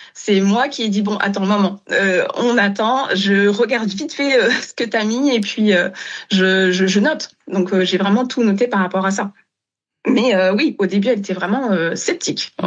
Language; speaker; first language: French; non-native, local second language; Wolof